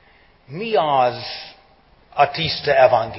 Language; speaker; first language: Hungarian; non-native, fluent; English